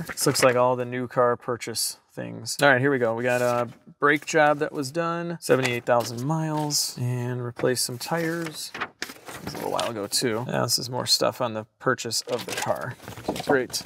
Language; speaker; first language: English; native; English